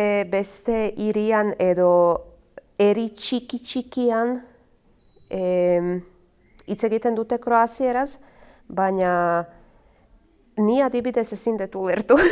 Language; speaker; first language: Basque; non-native, learner; Croatian